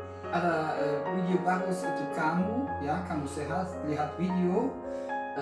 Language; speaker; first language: Indonesian; non-native, learner; German